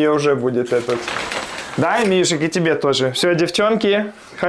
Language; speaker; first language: Russian; native; Russian